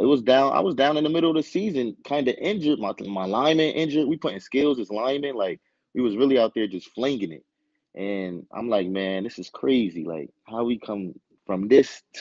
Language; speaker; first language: English; native; English